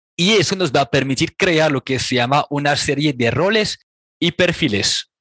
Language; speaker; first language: Spanish; non-native, fluent; French